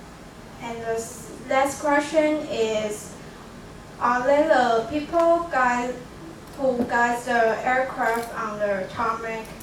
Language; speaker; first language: English; non-native, learner; Chinese